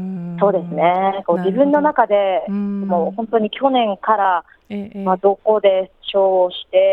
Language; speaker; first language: Japanese; native; Japanese